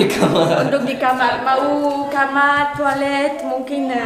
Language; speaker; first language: Indonesian; non-native, learner; French